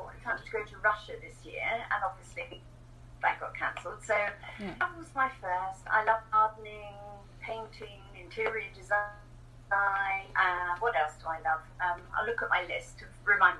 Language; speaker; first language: English; native; English